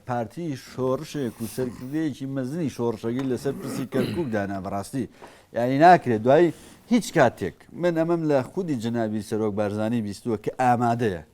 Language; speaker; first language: Central Kurdish; native; Central Kurdish